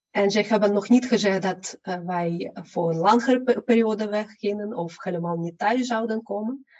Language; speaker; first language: Dutch; non-native, fluent; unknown